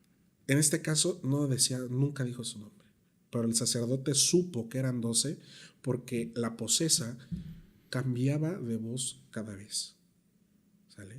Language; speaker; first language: Spanish; native; Spanish